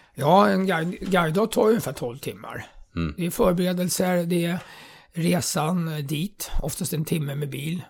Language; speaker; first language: Swedish; native; Swedish